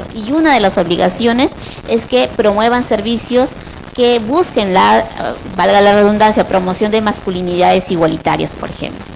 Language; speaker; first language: Spanish; native; Spanish